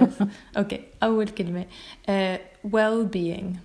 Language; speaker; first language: Arabic; non-native, fluent; English